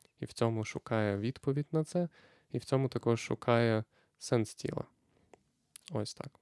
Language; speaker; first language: Ukrainian; non-native, fluent; Lithuanian